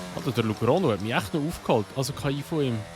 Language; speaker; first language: German; native; German